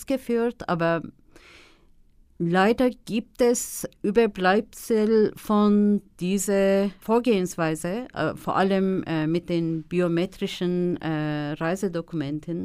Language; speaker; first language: German; non-native, fluent; Turkish